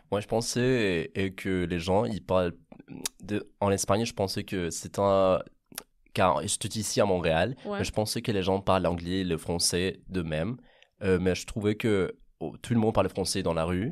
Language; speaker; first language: French; non-native, fluent; Catalan